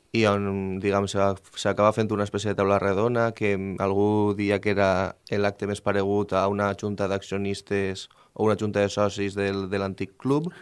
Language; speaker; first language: Catalan; native; Catalan